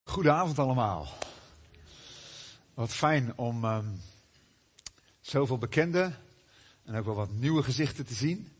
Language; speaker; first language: Dutch; native; Dutch